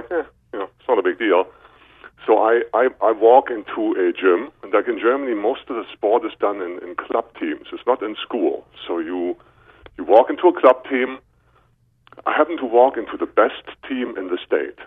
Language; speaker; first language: English; non-native, fluent; German